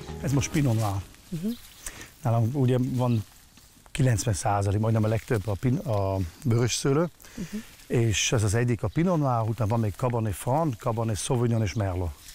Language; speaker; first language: Hungarian; non-native, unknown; German